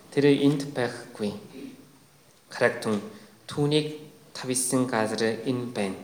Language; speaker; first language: Mongolian; non-native, fluent; Korean